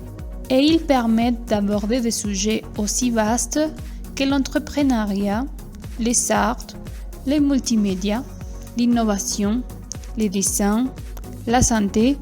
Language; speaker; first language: French; non-native, fluent; Spanish